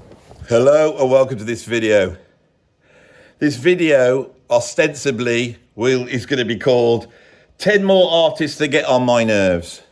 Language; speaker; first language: English; native; English